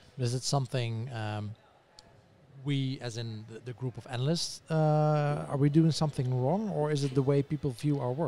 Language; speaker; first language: English; non-native, fluent; Dutch